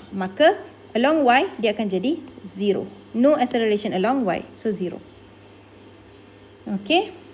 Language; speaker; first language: English; non-native, local second language; Malay